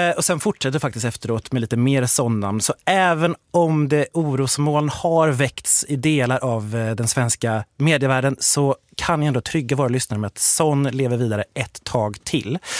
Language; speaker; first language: Swedish; native; Swedish